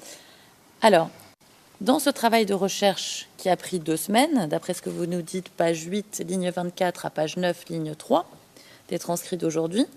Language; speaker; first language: French; native; French